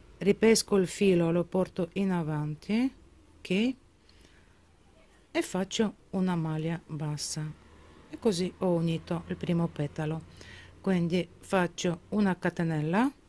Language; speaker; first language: Italian; non-native, fluent; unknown